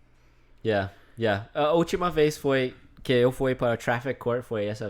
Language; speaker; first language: Portuguese; non-native, fluent; English